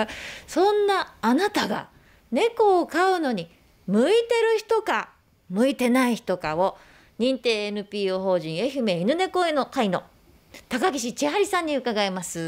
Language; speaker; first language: Japanese; native; Japanese